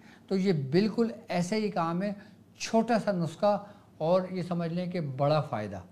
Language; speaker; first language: Urdu; native; Urdu